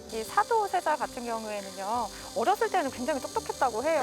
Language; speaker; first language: Korean; native; Korean